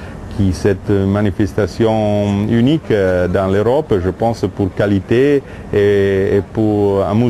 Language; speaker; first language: French; non-native, learner; Italian